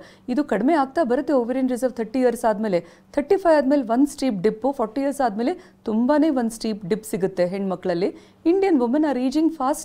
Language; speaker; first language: Kannada; native; Kannada